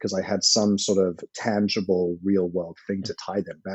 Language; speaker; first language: English; native; English